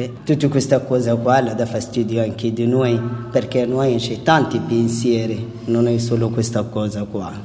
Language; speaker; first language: Italian; non-native, learner; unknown